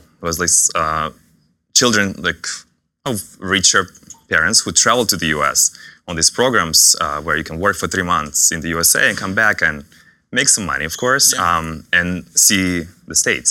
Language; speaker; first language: English; non-native, fluent; Russian